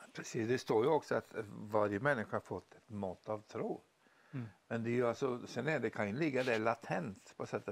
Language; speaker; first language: Swedish; native; Swedish